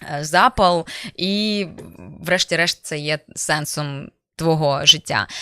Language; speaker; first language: Ukrainian; native; Ukrainian